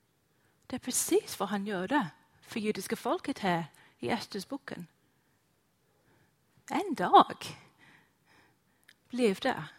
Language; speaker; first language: Swedish; non-native, fluent; English